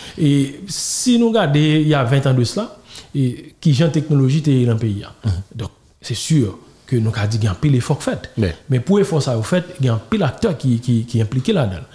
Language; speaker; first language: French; non-native, local second language; Haitian Creole